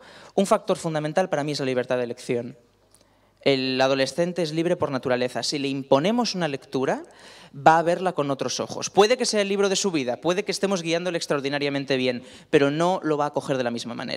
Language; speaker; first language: Spanish; native; Spanish